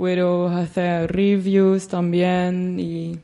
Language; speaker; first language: Spanish; non-native, learner; Dutch